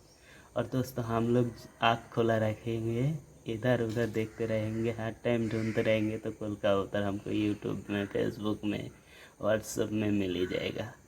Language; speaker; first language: Hindi; non-native, local second language; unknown